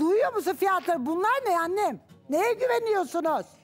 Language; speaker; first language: Turkish; native; Turkish